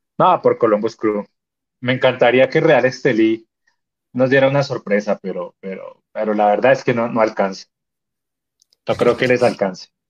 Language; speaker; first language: Spanish; native; Spanish